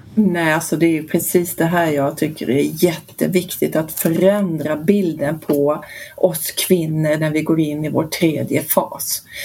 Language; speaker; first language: Swedish; early bilingual, heritage; Swedish